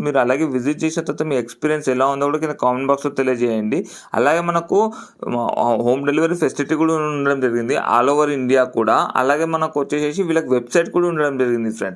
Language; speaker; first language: Telugu; native; Telugu